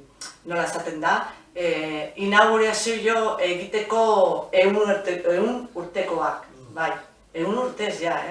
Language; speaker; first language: Basque; non-native, local second language; Spanish